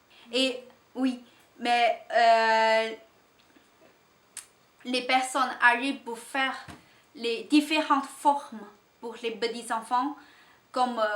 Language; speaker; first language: French; non-native, learner; Chinese